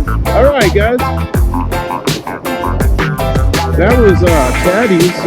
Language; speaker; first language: English; native; English